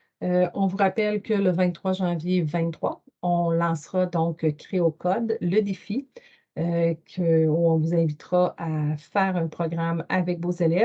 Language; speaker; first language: French; native; French